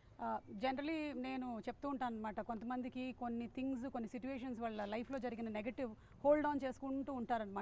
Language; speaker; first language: Telugu; native; Telugu